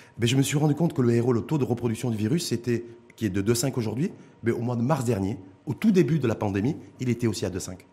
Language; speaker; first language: French; non-native, local second language; Arabic